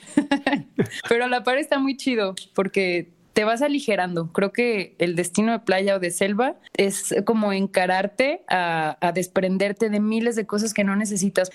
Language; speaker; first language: Spanish; native; Spanish